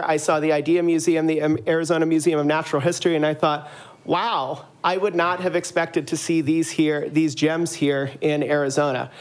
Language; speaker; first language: English; native; English